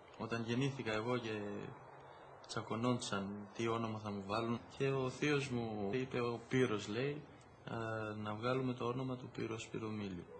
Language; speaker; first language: Greek; early bilingual, heritage; Greek